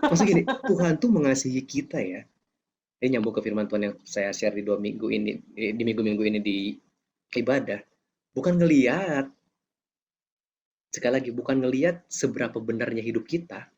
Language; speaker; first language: Indonesian; native; Indonesian